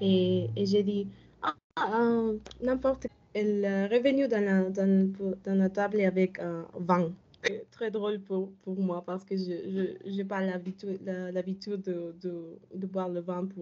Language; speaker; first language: French; non-native, learner; Spanish